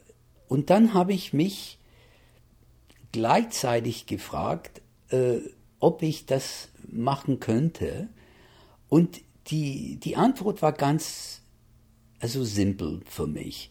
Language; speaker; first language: German; non-native, fluent; English